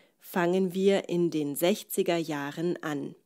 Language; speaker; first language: German; native; German